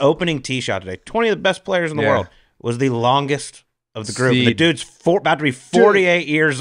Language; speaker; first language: English; native; English